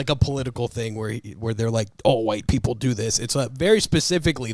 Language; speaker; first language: English; native; English